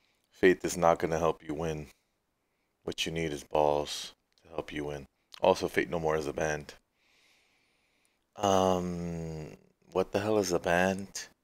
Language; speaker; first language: English; native; English